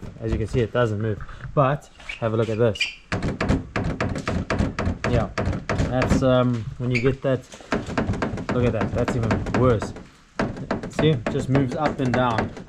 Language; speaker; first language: English; native; English